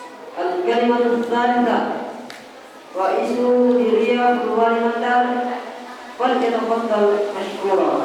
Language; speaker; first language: Arabic; non-native, learner; Indonesian